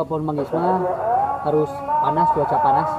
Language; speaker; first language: Indonesian; non-native, local second language; Sundanese